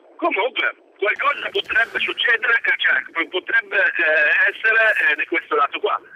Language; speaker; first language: Italian; non-native, fluent; Arabic